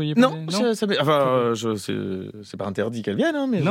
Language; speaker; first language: French; native; French